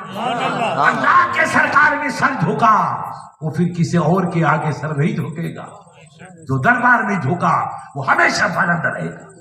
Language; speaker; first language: Urdu; non-native, local second language; Sindhi